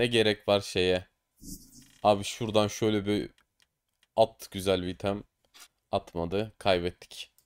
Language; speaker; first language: Turkish; native; Turkish